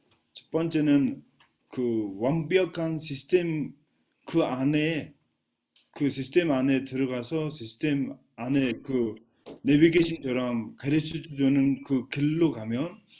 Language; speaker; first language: Korean; non-native, fluent; Mongolian